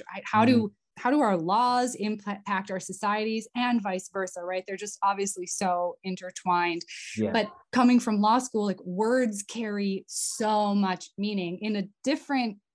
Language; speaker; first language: English; native; English